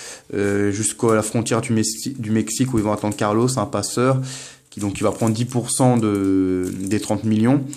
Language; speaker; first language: French; native; French